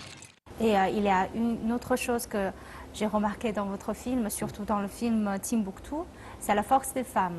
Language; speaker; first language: French; non-native, fluent; Chinese